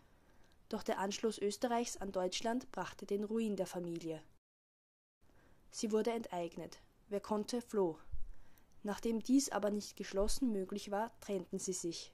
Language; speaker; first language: German; native; German